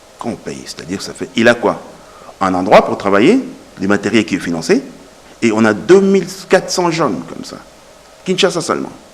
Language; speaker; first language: French; non-native, local second language; Lingala